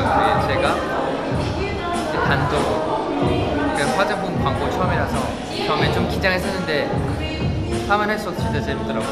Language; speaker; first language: Korean; non-native, fluent; Thai